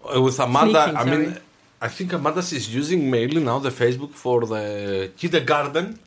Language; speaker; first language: English; non-native, fluent; Greek